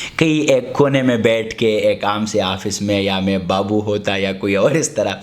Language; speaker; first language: Urdu; non-native, local second language; Pashto